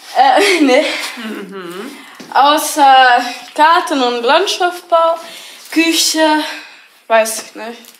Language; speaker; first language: German; non-native, learner; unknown